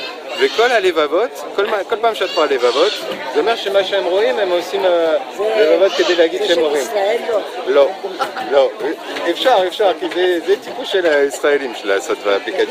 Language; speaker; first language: Hebrew; non-native, fluent; French